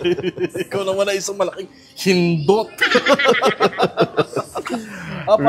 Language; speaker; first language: Filipino; native; Filipino